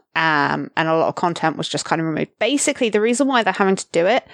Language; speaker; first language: English; native; English